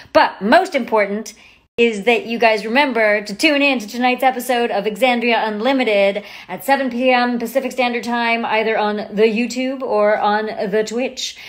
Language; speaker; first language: English; native; English